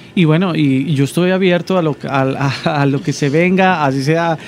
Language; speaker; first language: Spanish; native; Spanish